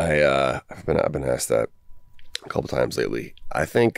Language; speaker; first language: English; native; English